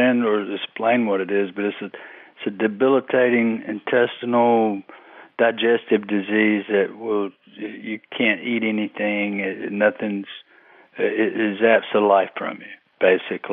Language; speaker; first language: English; native; English